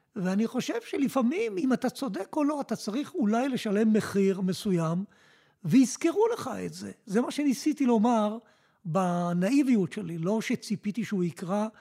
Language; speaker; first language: Hebrew; early bilingual, other home language; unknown